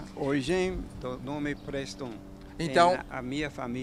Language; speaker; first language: Portuguese; non-native, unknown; English